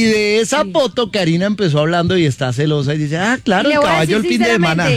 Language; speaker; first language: Spanish; native; Spanish